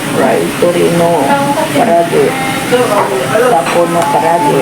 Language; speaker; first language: Japanese; non-native, fluent; Filipino